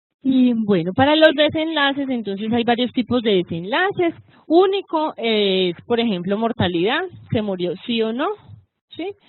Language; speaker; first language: Spanish; native; Spanish